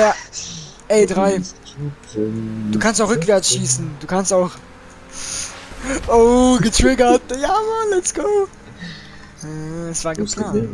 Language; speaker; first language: German; native; German